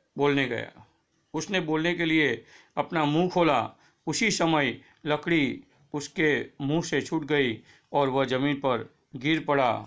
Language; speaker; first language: Hindi; non-native, local second language; Gujarati